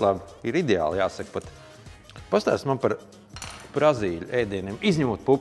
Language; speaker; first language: Latvian; native; Latvian